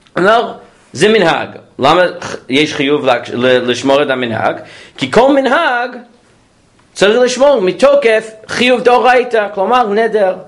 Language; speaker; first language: Hebrew; non-native, fluent; English